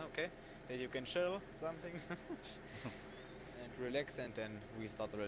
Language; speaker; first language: English; non-native, learner; German